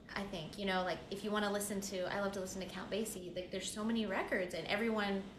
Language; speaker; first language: English; native; English